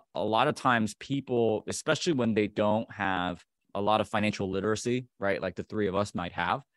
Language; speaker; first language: English; native; English